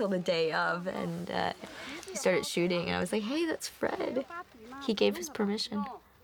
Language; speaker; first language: English; native; English